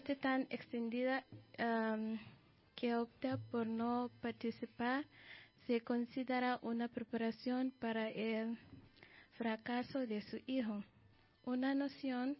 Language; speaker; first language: Spanish; non-native, learner; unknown